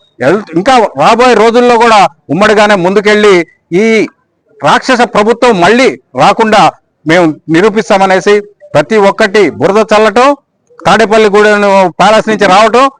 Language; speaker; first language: Telugu; native; Telugu